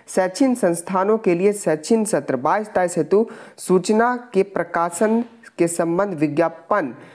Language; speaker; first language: Hindi; native; Hindi